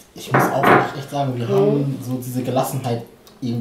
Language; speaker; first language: German; early bilingual, other home language; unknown